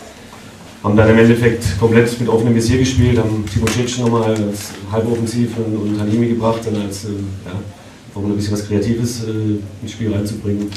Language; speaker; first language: German; native; German